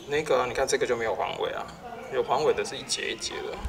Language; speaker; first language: Chinese; native; Chinese